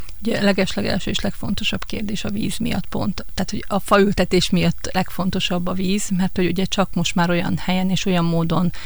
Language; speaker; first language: Hungarian; native; Hungarian